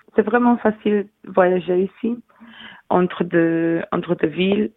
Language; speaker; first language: French; non-native, learner; Polish